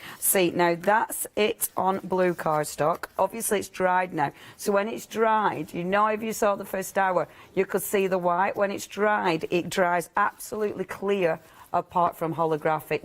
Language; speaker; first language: English; native; English